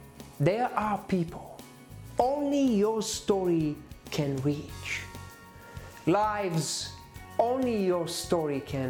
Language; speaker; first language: English; non-native, fluent; Bulgarian